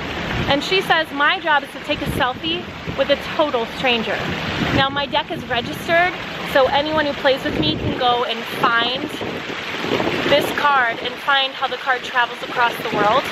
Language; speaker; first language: English; native; English